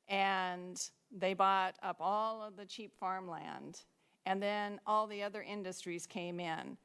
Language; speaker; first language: English; native; English